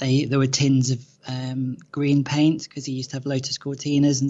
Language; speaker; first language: English; native; English